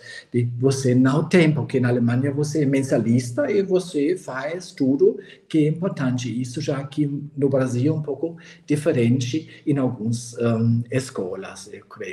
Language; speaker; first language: Portuguese; non-native, fluent; German